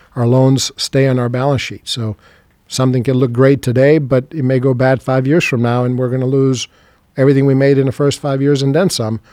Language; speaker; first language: English; non-native, fluent; Serbian